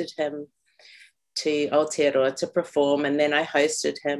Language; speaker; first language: English; native; English